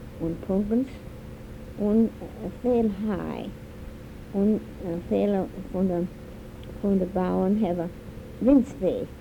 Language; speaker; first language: German; early bilingual, heritage; German